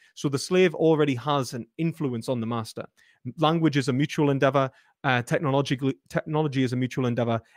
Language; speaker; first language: English; native; English